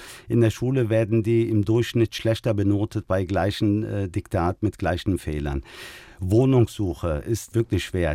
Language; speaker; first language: German; early bilingual, other home language; Turkish